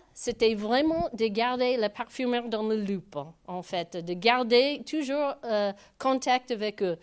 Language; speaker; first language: French; non-native, fluent; English